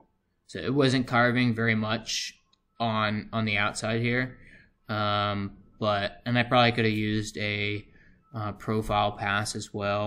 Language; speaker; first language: English; native; English